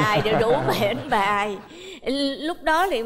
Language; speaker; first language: Vietnamese; native; Vietnamese